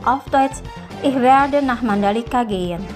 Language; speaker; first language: German; non-native, fluent; Indonesian